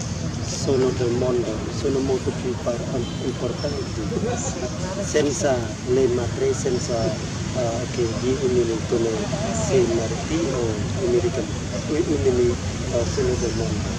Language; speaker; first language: Italian; non-native, learner; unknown